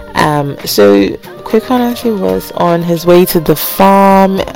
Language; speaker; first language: English; non-native, local second language; Akan